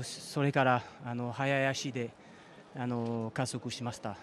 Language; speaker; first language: Japanese; non-native, fluent; French